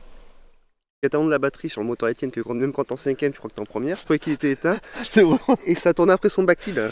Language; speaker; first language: French; native; French